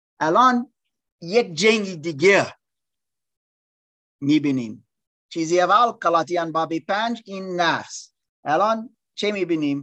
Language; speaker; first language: Persian; non-native, learner; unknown